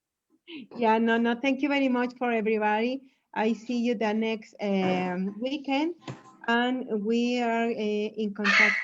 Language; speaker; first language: English; non-native, learner; Spanish